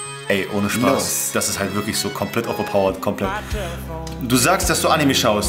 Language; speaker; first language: German; native; German